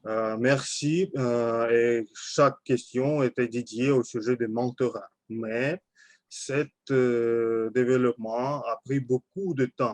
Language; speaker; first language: French; non-native, learner; Russian